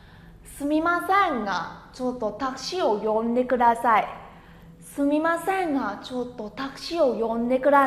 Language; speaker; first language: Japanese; non-native, fluent; Vietnamese